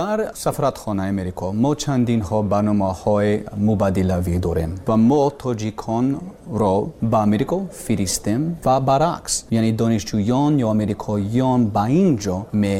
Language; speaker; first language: Persian; non-native, learner; English